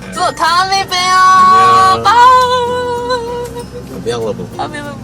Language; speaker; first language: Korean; non-native, fluent; English